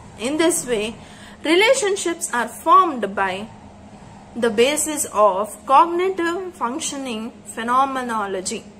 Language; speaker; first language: English; non-native, local second language; Kannada